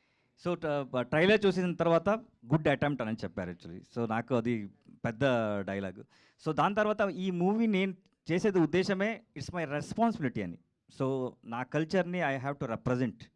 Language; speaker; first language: Telugu; non-native, learner; Kannada